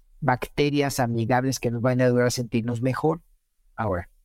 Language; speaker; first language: Spanish; native; Spanish